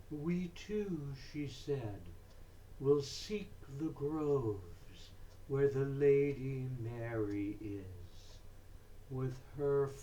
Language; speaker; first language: English; native; English